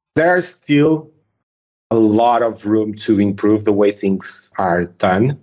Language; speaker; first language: English; non-native, fluent; Portuguese